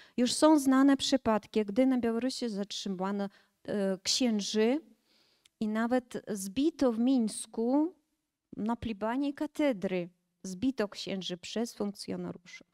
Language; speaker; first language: Polish; early bilingual, heritage; Polish